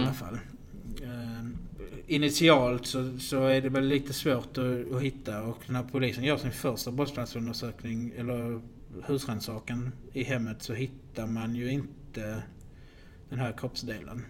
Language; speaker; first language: Swedish; native; Swedish